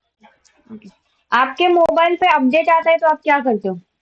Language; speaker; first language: Hindi; native; Hindi